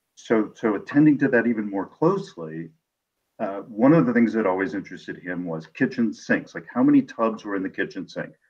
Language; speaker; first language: English; native; English